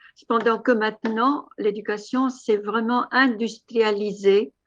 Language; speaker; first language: French; non-native, fluent; Romanian